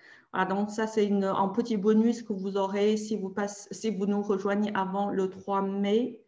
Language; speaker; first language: French; native; French